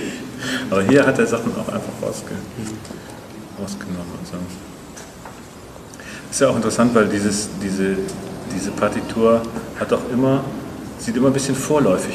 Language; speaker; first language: German; native; German